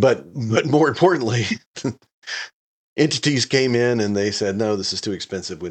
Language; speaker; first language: English; native; English